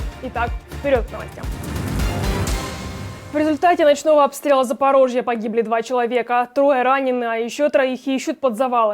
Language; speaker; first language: Russian; native; Russian